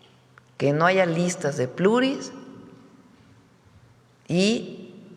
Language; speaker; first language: Spanish; native; Spanish